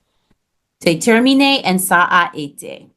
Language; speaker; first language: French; non-native, fluent; English